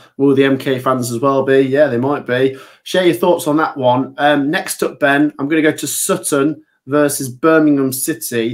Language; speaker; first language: English; native; English